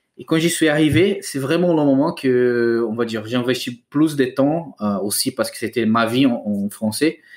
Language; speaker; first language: French; non-native, fluent; Portuguese